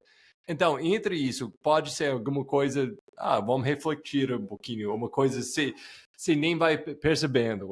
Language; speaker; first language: Portuguese; non-native, fluent; English